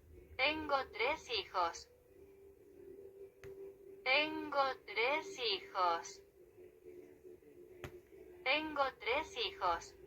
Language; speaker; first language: Spanish; non-native, learner; Haitian Creole